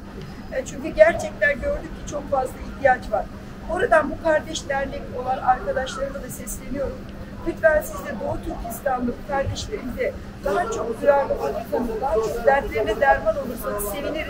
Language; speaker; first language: Turkish; native; Turkish